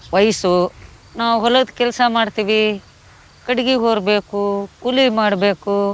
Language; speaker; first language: Kannada; non-native, local second language; Lambadi